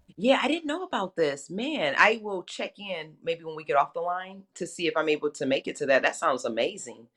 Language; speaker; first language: English; native; English